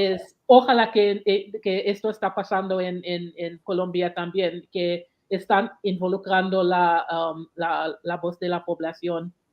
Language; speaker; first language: Spanish; non-native, learner; English